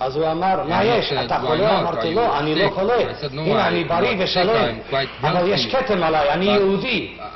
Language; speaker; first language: Hebrew; non-native, fluent; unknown